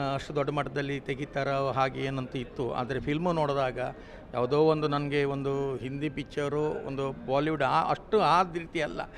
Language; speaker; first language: Kannada; non-native, local second language; Konkani